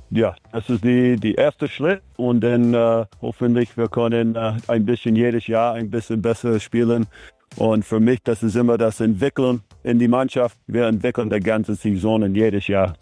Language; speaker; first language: German; non-native, learner; English